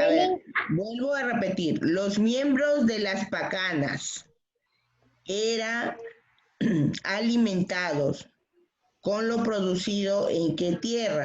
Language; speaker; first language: Spanish; native; Spanish